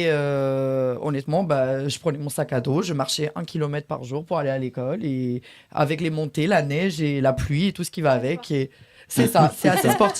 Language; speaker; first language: French; non-native, fluent; Romanian